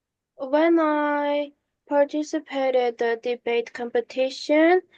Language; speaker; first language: English; non-native, learner; Korean